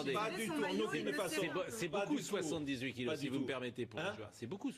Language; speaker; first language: French; native; French